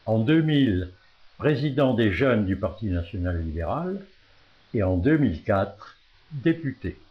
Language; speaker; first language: French; native; French